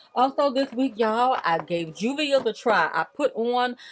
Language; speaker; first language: English; native; English